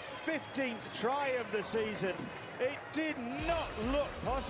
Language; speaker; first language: English; native; English